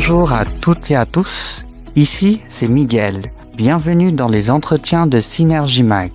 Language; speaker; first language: French; native; French